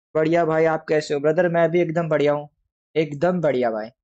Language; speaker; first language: Hindi; non-native, local second language; Gujarati